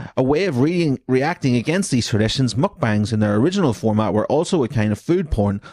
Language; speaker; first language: English; native; English